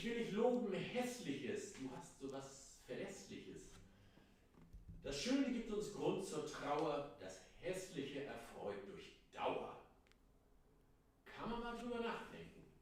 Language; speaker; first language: German; native; German